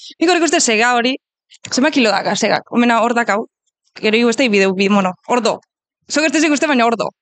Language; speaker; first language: Basque; native; Basque